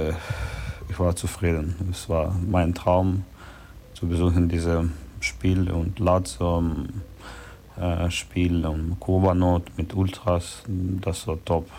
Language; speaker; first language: German; non-native, learner; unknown